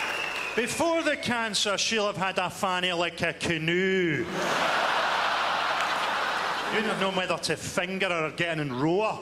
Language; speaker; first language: English; native; English